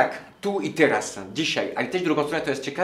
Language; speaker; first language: Polish; non-native, learner; French